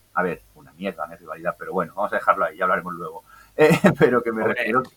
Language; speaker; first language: Spanish; native; Spanish